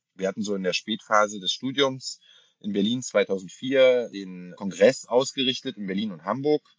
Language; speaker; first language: German; native; German